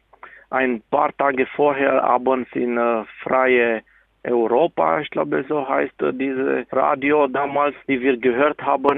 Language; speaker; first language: German; non-native, fluent; Romanian